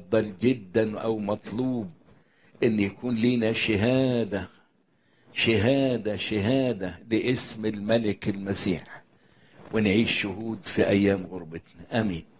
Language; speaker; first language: Arabic; native; Arabic